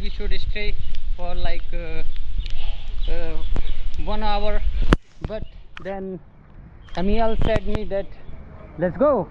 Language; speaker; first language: English; non-native, learner; Hindi